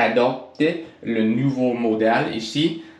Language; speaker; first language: French; non-native, learner; English